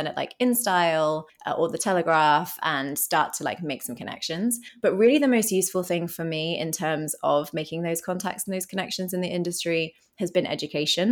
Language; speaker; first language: English; native; English